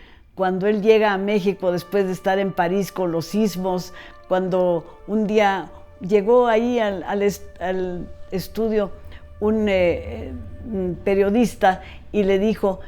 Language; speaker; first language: Spanish; native; Spanish